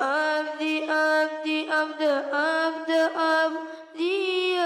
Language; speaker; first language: Arabic; non-native, learner; Madurese